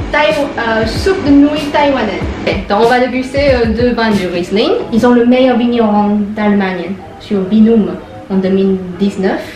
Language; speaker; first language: French; non-native, learner; Chinese